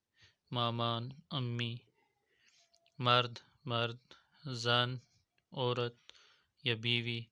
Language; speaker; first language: Persian; non-native, fluent; Urdu